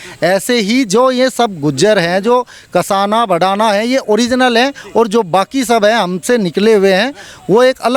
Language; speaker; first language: Hindi; native; Hindi